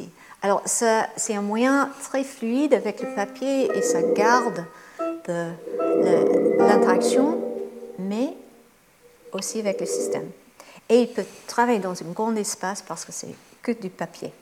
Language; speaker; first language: French; non-native, fluent; English